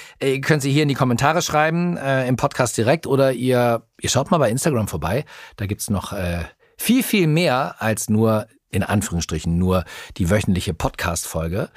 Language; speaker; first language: German; native; German